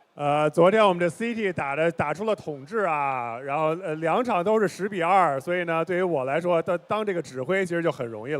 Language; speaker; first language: Chinese; native; Chinese